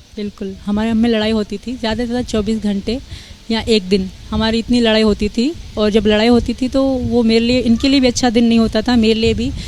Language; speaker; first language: Hindi; non-native, local second language; Sindhi